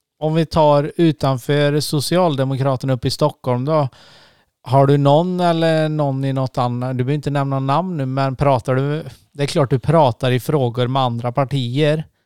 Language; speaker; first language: Swedish; native; Swedish